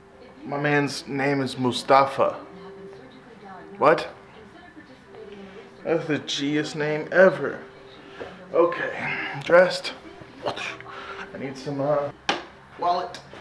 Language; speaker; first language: English; native; English